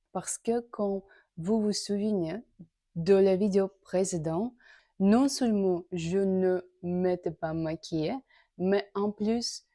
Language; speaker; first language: French; non-native, learner; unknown